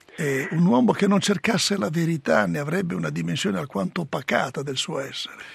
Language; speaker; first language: Italian; native; Italian